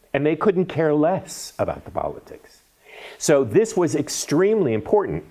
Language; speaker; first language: English; native; English